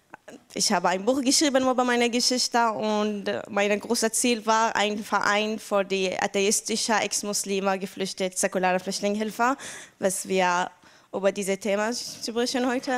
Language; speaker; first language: German; non-native, learner; Arabic